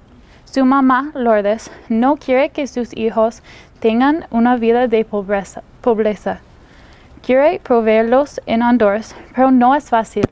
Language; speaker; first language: Spanish; non-native, learner; English